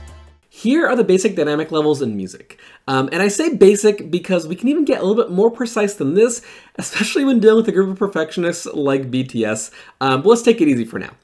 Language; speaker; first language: English; native; English